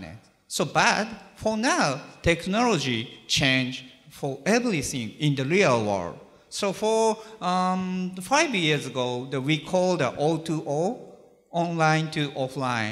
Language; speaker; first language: English; non-native, learner; Japanese